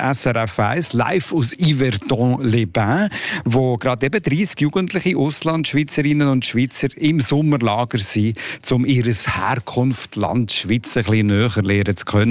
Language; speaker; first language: German; native; German